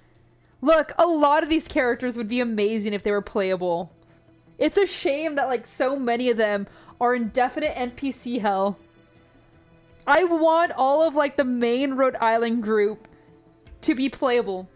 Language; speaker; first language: English; native; English